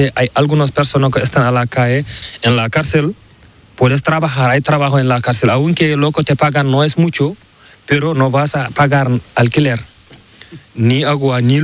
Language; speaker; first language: Spanish; non-native, learner; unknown